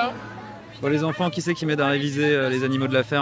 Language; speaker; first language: French; native; French